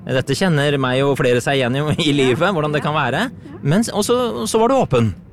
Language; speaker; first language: Norwegian; native; Norwegian